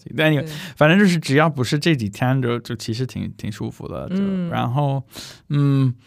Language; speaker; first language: Chinese; non-native, fluent; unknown